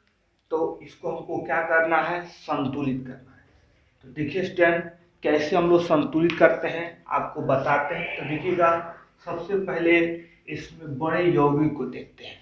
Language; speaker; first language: Hindi; native; Hindi